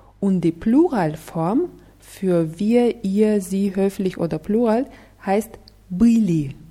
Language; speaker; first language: German; non-native, fluent; Russian